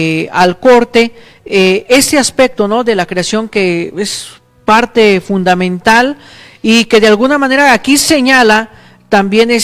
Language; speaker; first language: Spanish; native; Spanish